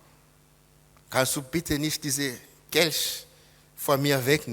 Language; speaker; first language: German; non-native, fluent; Lingala